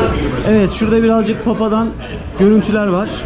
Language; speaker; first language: Turkish; native; Turkish